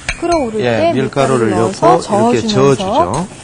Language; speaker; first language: Korean; native; Korean